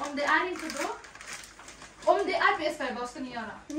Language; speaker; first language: Swedish; non-native, learner; Bangla